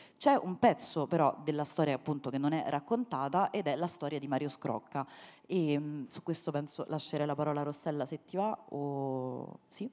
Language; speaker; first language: Italian; native; Italian